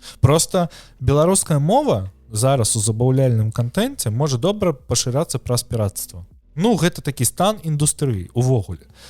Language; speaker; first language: Belarusian; non-native, local second language; Russian